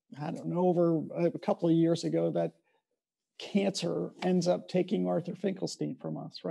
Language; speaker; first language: English; native; English